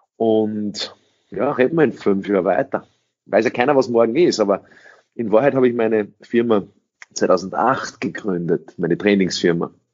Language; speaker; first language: German; early bilingual, other home language; English